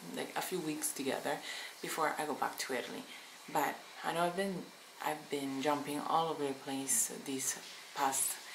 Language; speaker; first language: English; non-native, fluent; Italian